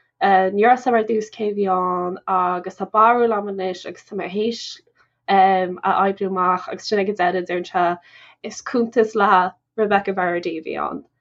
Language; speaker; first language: Irish; non-native, local second language; English